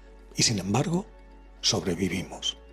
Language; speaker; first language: Spanish; native; Spanish